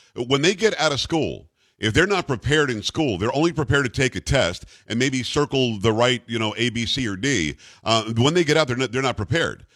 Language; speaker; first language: English; native; English